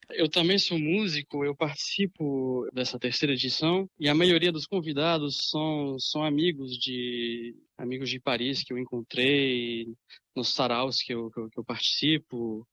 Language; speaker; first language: Portuguese; early bilingual, other home language; French